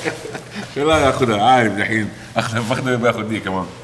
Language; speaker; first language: Arabic; native; Arabic